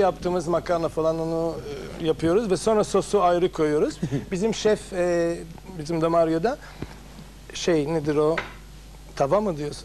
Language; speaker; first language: Turkish; non-native, fluent; English